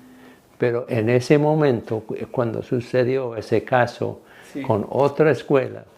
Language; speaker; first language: Spanish; non-native, fluent; English